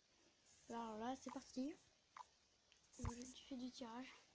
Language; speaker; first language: French; native; French